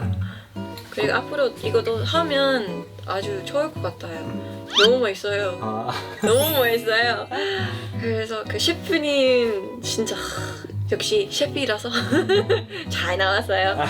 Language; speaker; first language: Korean; non-native, fluent; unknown